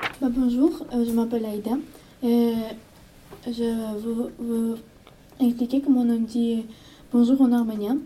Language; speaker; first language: French; non-native, learner; Armenian